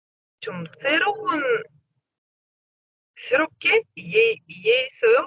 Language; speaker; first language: Korean; non-native, learner; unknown